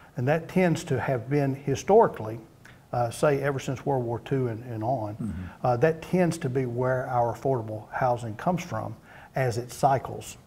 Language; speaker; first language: English; native; English